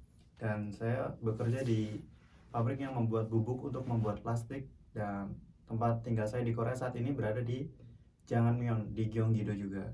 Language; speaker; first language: Indonesian; native; Indonesian